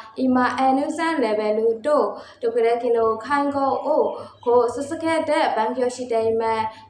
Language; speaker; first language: Japanese; non-native, learner; Burmese